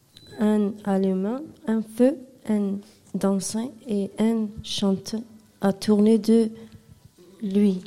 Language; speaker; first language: French; non-native, learner; Kurdish